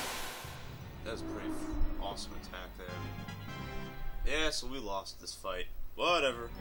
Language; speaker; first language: English; native; English